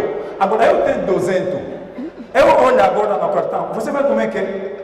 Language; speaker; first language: Portuguese; non-native, learner; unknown